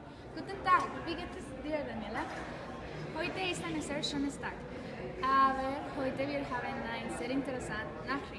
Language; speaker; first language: German; non-native, learner; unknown